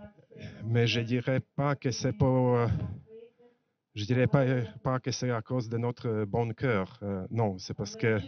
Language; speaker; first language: French; non-native, fluent; Latvian